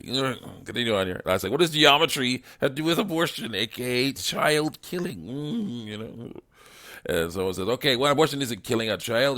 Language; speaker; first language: English; native; English